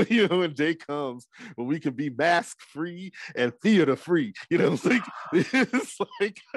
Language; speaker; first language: English; native; English